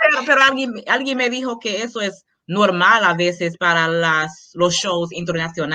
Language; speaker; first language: Spanish; non-native, fluent; English